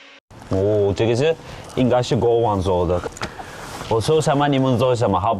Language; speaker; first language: Chinese; non-native, fluent; Turkish